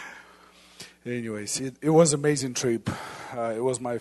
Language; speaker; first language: English; non-native, fluent; Ukrainian